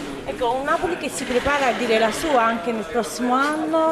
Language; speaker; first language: Italian; native; Italian